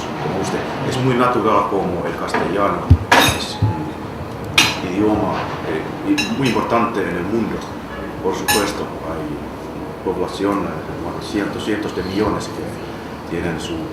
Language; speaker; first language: Spanish; non-native, fluent; Finnish